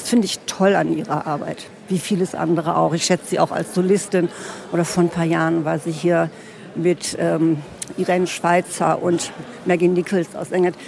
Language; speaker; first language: German; native; German